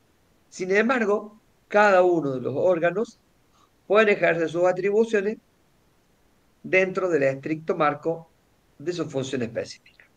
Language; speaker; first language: Spanish; native; Spanish